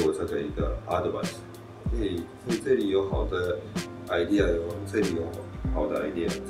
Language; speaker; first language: Chinese; non-native, learner; Japanese